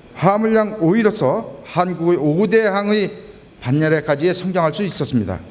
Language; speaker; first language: Korean; native; Korean